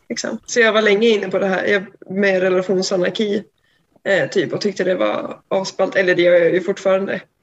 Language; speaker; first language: Swedish; native; Swedish